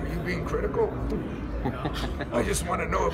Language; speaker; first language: English; native; English